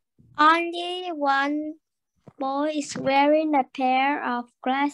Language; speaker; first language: English; non-native, learner; Vietnamese